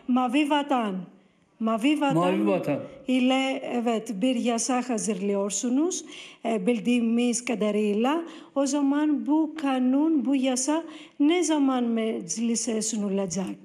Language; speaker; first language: Turkish; non-native, fluent; Greek